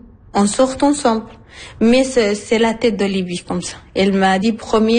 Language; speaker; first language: French; non-native, learner; Arabic